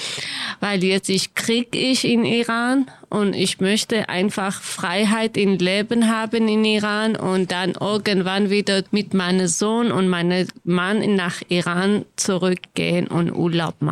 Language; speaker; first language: German; non-native, learner; Kurdish